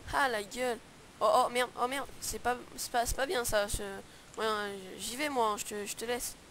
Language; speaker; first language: French; native; French